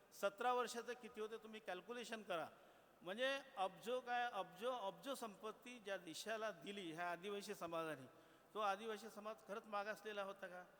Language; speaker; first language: Marathi; non-native, local second language; Gondi